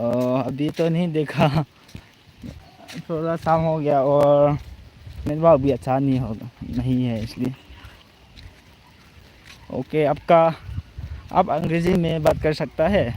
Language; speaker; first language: Hindi; non-native, local second language; Thado Chin